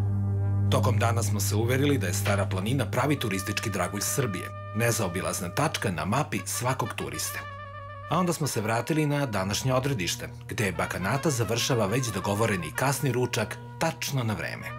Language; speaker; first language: Serbian; native; Serbian